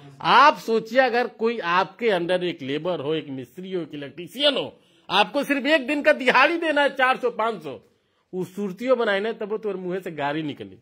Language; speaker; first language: Hindi; native; Hindi